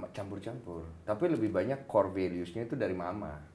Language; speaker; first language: Indonesian; native; Indonesian